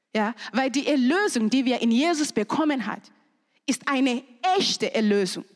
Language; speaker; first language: German; non-native, fluent; Shona